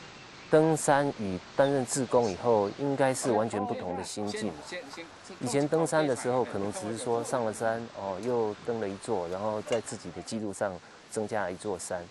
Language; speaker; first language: Chinese; native; Chinese